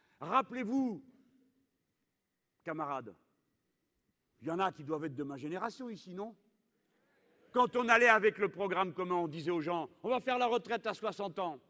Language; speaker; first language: French; native; French